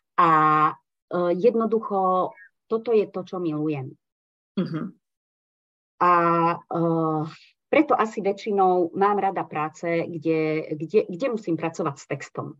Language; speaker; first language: Slovak; non-native, local second language; Hungarian